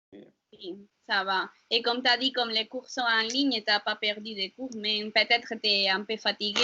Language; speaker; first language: French; non-native, learner; Spanish